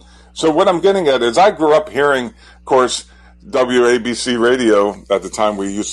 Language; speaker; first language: English; native; English